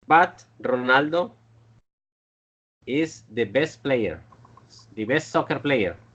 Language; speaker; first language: English; non-native, learner; Spanish